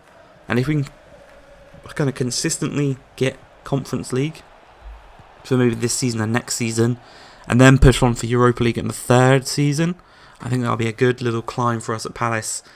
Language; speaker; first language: English; native; English